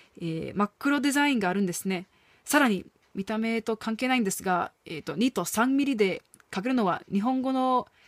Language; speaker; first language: Japanese; non-native, fluent; English